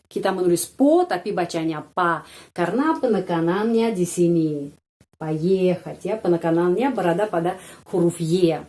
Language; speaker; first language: Indonesian; non-native, fluent; Russian